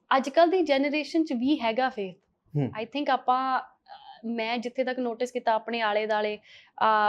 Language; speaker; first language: Punjabi; early bilingual, heritage; Punjabi